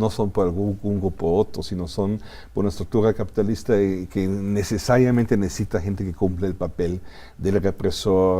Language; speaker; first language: Spanish; non-native, fluent; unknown